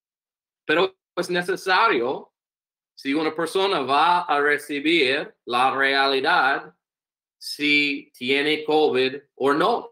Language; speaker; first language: Spanish; non-native, learner; English